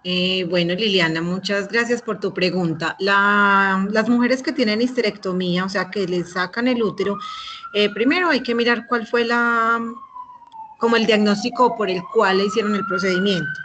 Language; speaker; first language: Spanish; native; Spanish